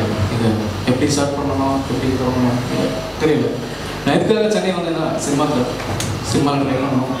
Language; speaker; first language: Tamil; non-native, local second language; Malayalam